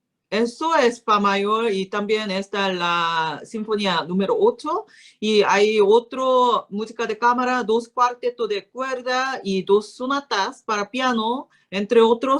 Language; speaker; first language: Spanish; non-native, learner; Korean